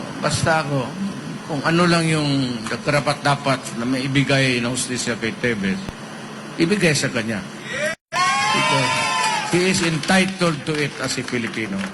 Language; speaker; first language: Filipino; non-native, local second language; Cebuano